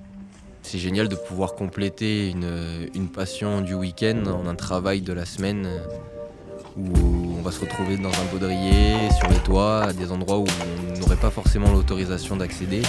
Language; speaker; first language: French; native; French